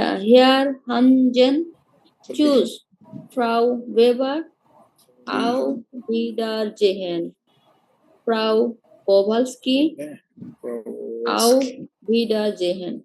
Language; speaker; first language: German; non-native, learner; Bangla